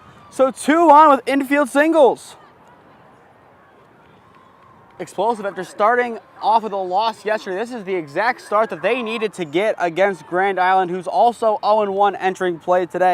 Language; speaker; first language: English; native; English